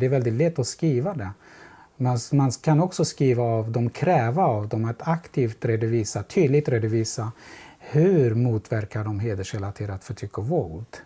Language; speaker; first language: Swedish; non-native, fluent; Central Kurdish